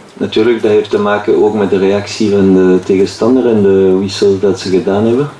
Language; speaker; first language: Dutch; non-native, local second language; French